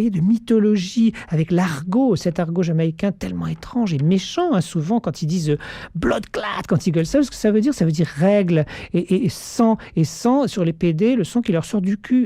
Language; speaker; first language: French; native; French